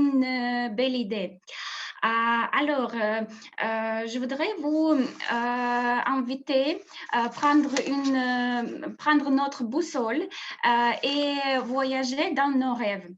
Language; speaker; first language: French; non-native, fluent; Russian